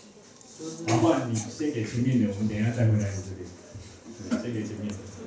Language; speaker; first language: Chinese; native; Chinese